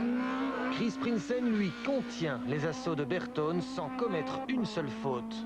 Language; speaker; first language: French; native; French